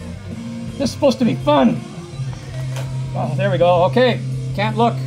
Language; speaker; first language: English; native; English